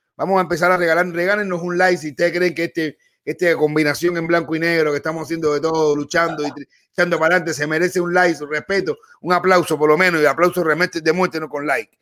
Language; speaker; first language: Spanish; native; Spanish